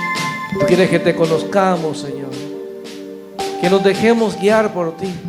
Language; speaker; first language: Spanish; native; Spanish